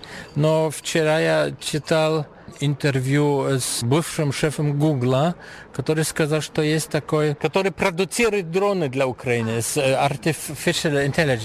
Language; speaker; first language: Russian; non-native, fluent; German